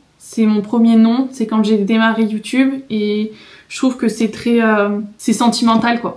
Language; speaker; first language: French; native; French